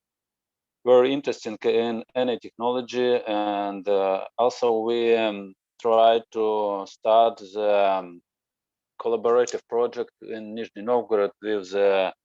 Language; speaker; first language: English; non-native, learner; Russian